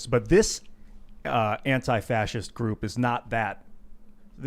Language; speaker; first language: English; native; English